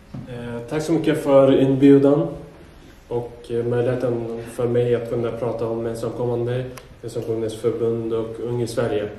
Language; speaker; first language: Swedish; non-native, fluent; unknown